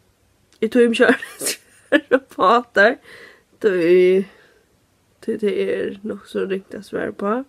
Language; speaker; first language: Norwegian; non-native, learner; Faroese